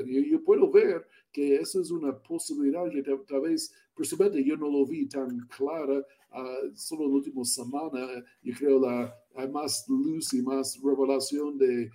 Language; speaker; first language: Spanish; non-native, learner; English